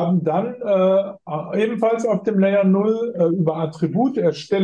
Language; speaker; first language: German; native; German